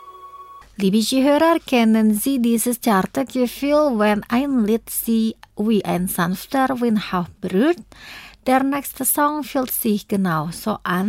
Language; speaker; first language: German; non-native, learner; Indonesian